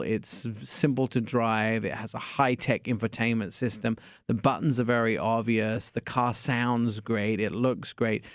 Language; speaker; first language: English; native; English